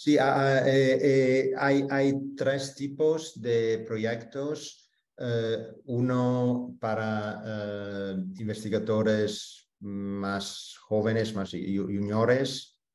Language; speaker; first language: Spanish; non-native, fluent; Italian